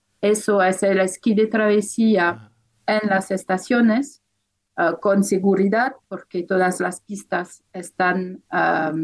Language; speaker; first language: Spanish; non-native, fluent; French